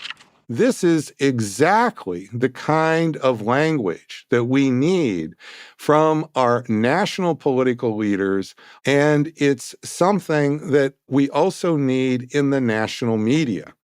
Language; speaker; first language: English; native; English